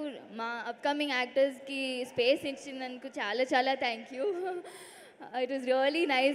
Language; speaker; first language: Telugu; non-native, learner; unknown